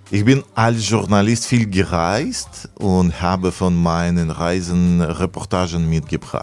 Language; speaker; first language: German; non-native, fluent; Russian